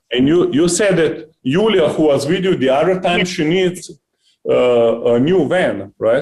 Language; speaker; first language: English; non-native, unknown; Slovenian